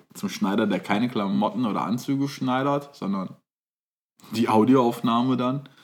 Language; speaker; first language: German; early bilingual, other home language; Turkish